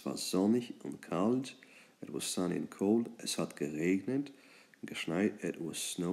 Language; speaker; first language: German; non-native, fluent; English